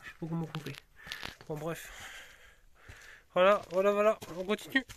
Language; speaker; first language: French; native; French